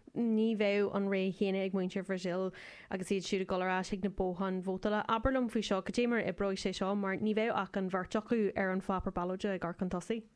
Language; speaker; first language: Irish; native; Irish